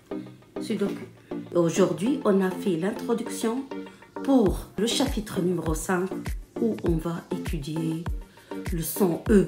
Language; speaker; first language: French; non-native, local second language; Arabic